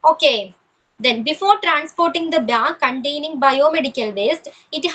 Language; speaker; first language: English; non-native, local second language; Malayalam